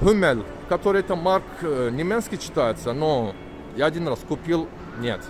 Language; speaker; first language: Russian; non-native, learner; Turkish